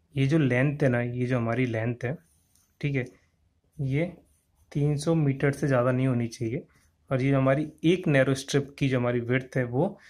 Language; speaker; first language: Hindi; native; Hindi